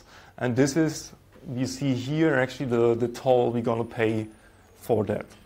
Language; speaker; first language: English; non-native, fluent; German